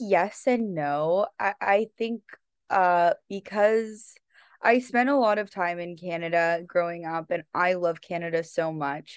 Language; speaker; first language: English; native; English